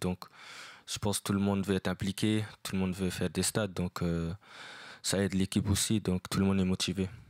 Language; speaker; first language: French; non-native, fluent; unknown